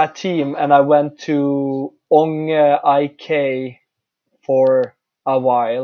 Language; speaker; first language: English; non-native, fluent; Swedish